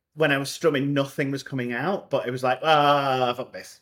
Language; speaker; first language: English; native; English